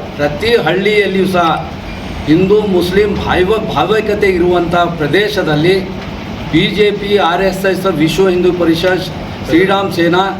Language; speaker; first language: Kannada; non-native, local second language; Lambadi